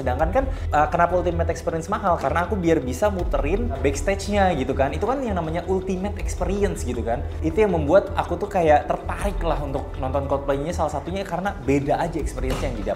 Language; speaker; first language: Indonesian; native; Indonesian